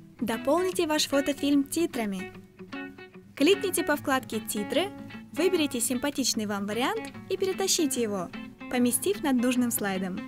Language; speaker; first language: Russian; native; Russian